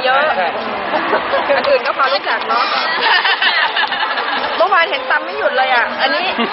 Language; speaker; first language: Thai; native; Thai